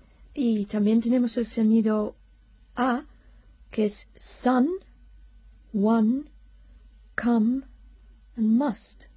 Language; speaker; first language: Spanish; non-native, fluent; English